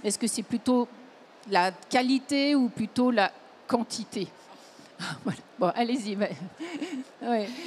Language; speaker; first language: French; native; French